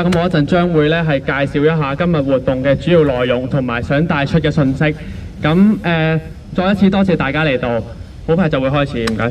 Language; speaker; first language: Cantonese; native; Cantonese